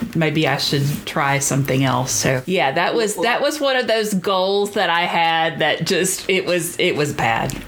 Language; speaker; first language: English; native; English